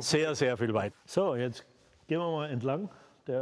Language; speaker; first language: German; native; German